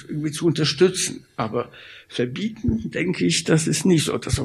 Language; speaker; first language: German; non-native, fluent; Polish